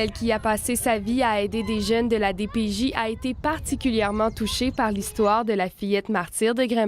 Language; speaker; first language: French; native; French